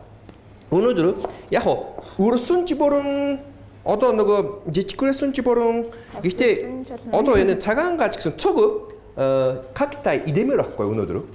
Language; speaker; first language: Mongolian; non-native, fluent; Japanese